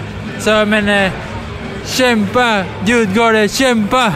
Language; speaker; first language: Swedish; non-native, learner; Spanish